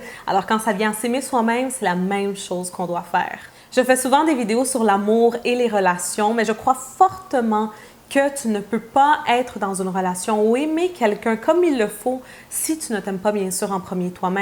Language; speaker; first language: French; native; French